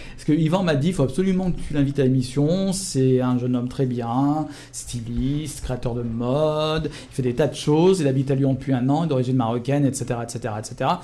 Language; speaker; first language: French; native; French